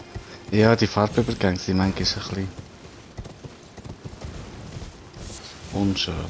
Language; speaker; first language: German; native; German